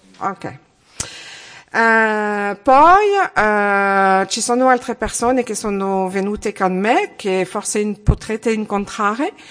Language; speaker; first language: Italian; non-native, learner; French